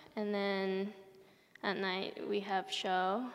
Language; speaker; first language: English; early bilingual, other home language; Japanese